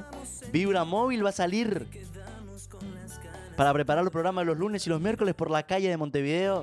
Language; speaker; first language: Spanish; native; Spanish